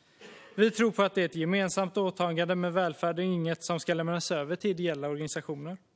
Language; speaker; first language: Swedish; native; Swedish